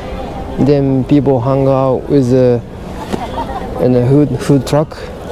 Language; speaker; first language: English; non-native, learner; Japanese